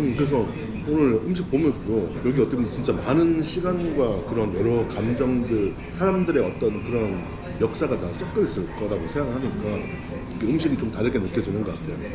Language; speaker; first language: Korean; native; Korean